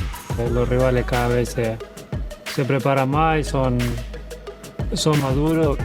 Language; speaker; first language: Spanish; non-native, fluent; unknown